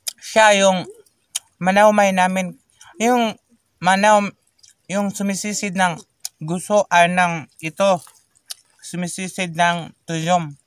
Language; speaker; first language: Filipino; non-native, local second language; Cebuano